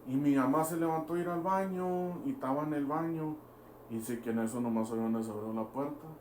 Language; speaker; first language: Spanish; early bilingual, heritage; Spanish